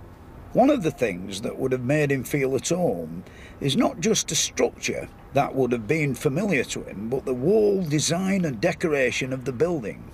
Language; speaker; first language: English; native; English